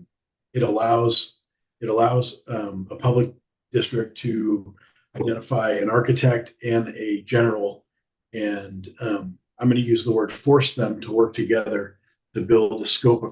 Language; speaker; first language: English; native; English